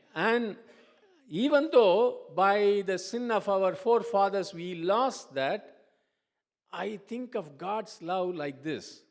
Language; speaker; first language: English; non-native, local second language; Tamil